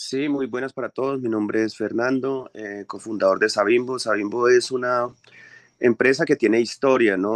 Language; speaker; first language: Spanish; native; Spanish